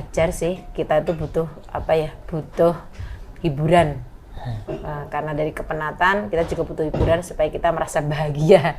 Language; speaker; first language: Indonesian; native; Indonesian